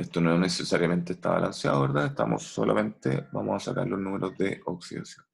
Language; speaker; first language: Spanish; native; Spanish